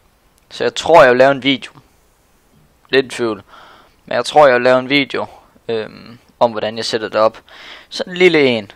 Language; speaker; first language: Danish; native; Danish